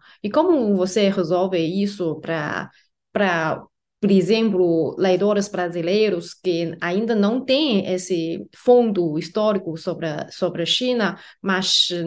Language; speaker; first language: Portuguese; non-native, fluent; Chinese